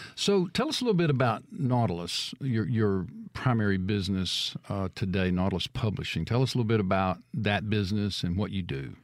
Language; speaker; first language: English; native; English